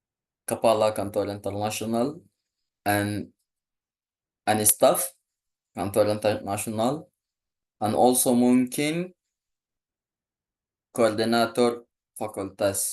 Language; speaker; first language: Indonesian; non-native, learner; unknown